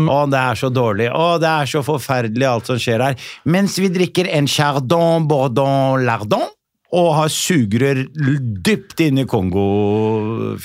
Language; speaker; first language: Norwegian; native; Norwegian